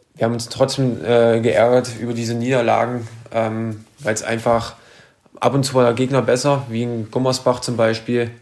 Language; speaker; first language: German; native; German